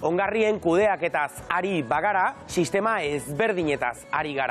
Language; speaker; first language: Basque; native; Basque